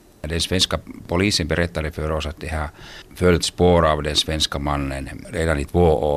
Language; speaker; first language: Swedish; non-native, local second language; Finnish